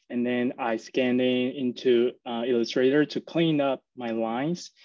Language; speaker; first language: English; non-native, fluent; Chinese